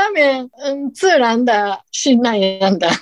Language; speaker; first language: Chinese; non-native, fluent; Japanese